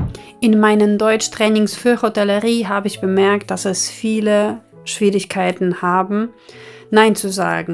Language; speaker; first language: German; non-native, fluent; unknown